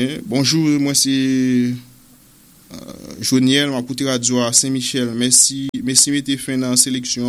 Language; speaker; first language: French; non-native, local second language; Haitian Creole